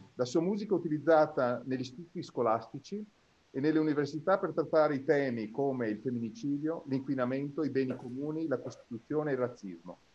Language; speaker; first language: Italian; native; Italian